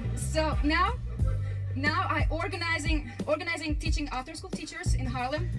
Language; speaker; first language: English; non-native, learner; Russian